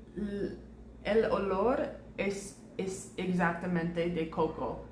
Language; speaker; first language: Spanish; non-native, learner; English